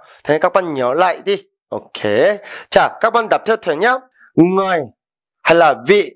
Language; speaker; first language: Vietnamese; non-native, fluent; Korean